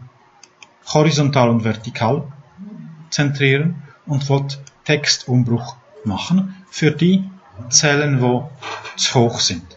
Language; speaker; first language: German; non-native, fluent; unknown